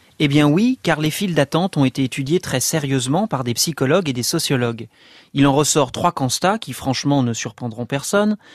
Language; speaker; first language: French; native; French